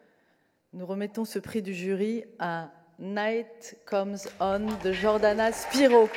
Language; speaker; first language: French; native; French